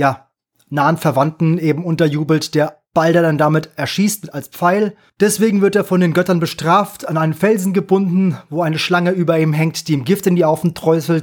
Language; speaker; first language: German; native; German